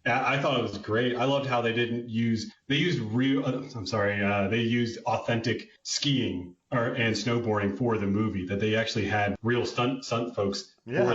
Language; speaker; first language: English; native; English